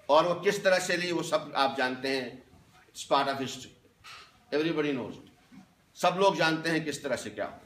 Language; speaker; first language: Hindi; non-native, local second language; Kashmiri